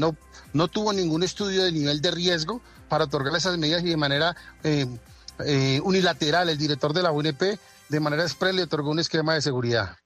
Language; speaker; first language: Spanish; native; Spanish